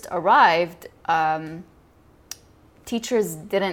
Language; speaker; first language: English; non-native, fluent; Arabic